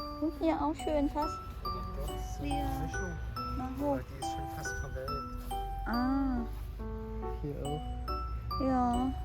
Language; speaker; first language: German; non-native, learner; Thai